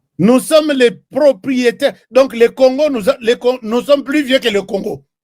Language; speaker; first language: French; non-native, local second language; Lingala